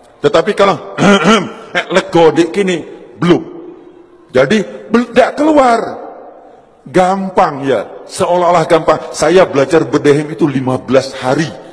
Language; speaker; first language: Indonesian; non-native, local second language; Javanese